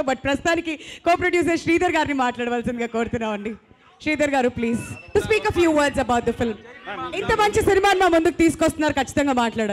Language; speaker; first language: Telugu; native; Telugu